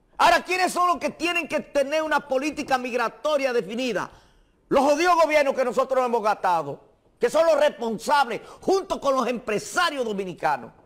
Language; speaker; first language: Spanish; native; Spanish